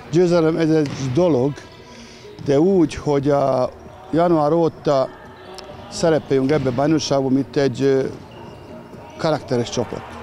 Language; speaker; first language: Hungarian; non-native, fluent; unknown